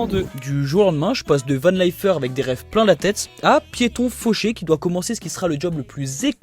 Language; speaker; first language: French; native; French